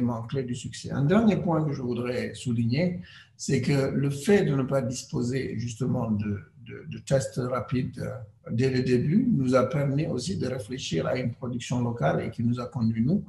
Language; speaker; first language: French; non-native, local second language; Wolof